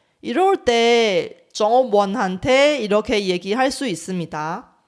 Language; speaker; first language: Korean; non-native, fluent; Chinese